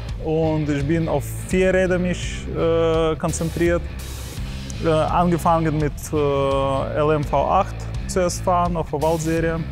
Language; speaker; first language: German; non-native, learner; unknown